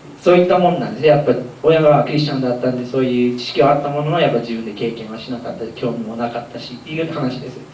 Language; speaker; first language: Japanese; early bilingual, other home language; Korean